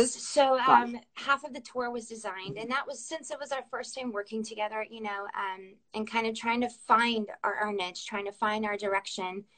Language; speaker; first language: English; early bilingual, other home language; Russian